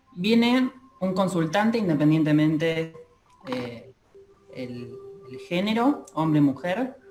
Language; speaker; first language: Spanish; native; Spanish